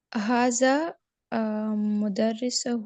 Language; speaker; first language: Arabic; non-native, learner; Urdu